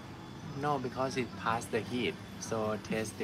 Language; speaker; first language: English; non-native, learner; Thai